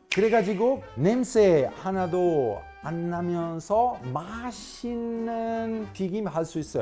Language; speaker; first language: Korean; non-native, fluent; Italian